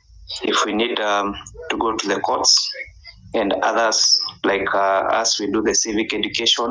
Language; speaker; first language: English; non-native, local second language; Swahili